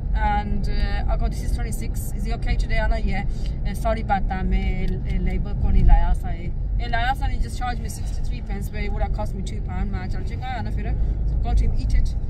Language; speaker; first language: English; early bilingual, other home language; Punjabi